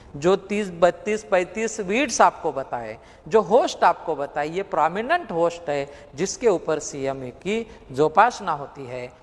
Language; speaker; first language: Hindi; non-native, local second language; Marathi